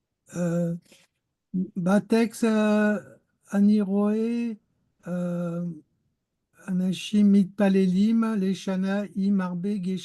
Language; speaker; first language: Hebrew; non-native, learner; French